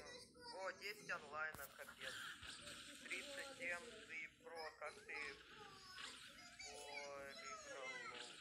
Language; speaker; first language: Russian; native; Russian